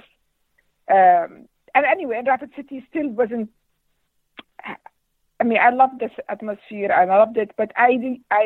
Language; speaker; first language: English; non-native, fluent; Arabic